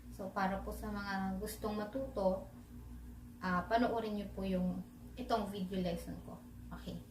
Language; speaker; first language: Filipino; native; Filipino